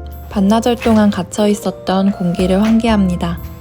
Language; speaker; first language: Korean; native; Korean